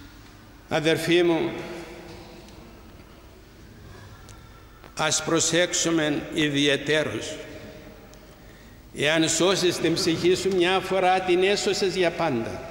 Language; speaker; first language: Greek; native; Greek